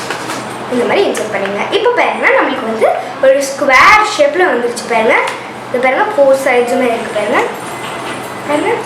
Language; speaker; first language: Tamil; native; Tamil